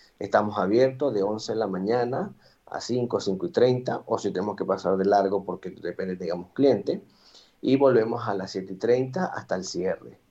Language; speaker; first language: Spanish; native; Spanish